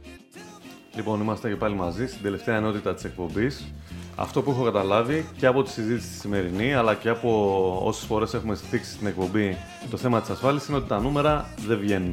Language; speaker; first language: Greek; native; Greek